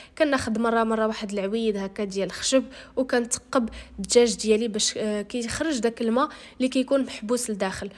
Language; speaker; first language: Arabic; native; Arabic